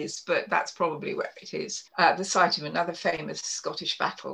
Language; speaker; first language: English; native; English